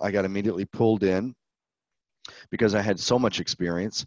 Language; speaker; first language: English; native; English